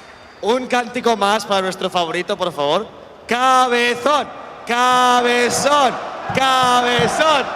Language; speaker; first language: Spanish; non-native, fluent; English